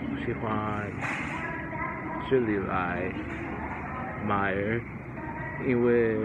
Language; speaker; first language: Chinese; non-native, learner; English